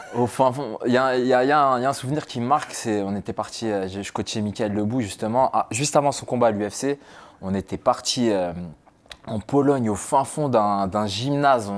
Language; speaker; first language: French; native; French